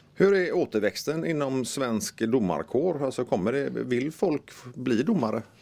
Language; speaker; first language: Swedish; native; Swedish